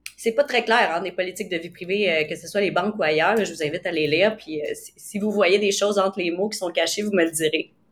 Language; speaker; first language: French; native; French